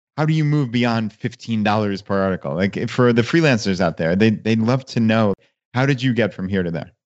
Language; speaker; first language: English; native; English